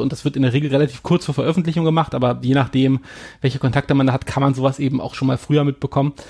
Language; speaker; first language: German; native; German